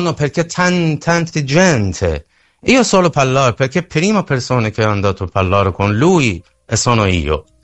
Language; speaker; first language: Italian; non-native, learner; Persian